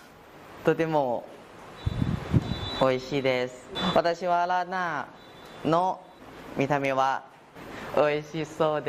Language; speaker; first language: Japanese; non-native, learner; Thai